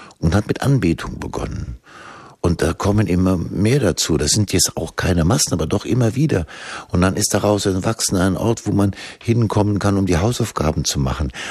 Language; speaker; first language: German; native; German